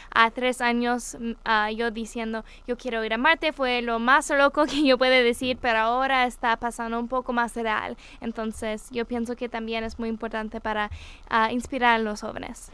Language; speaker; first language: Spanish; non-native, learner; English